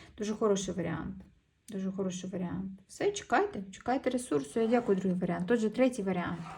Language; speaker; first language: Ukrainian; non-native, local second language; Russian